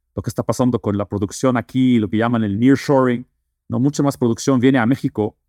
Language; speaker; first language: Spanish; non-native, fluent; Dutch